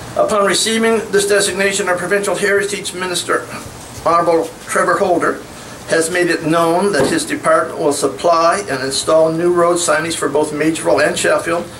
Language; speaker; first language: English; native; English